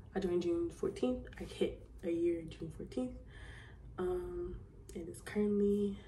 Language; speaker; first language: English; native; English